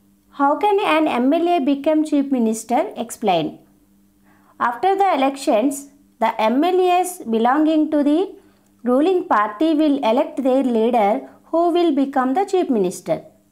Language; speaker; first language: English; non-native, local second language; Telugu